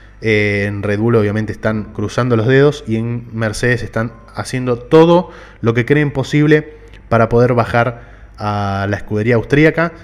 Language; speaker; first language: Spanish; native; Spanish